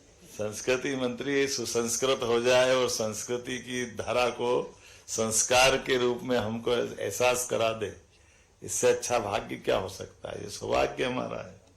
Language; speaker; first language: Hindi; native; Hindi